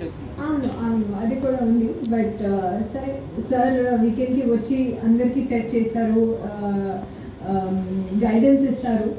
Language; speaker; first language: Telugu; non-native, learner; Hindi